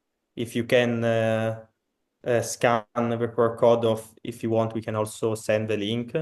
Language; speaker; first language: English; non-native, fluent; Italian